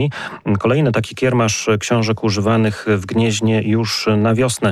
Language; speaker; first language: Polish; native; Polish